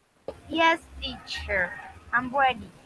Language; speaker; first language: English; non-native, learner; Spanish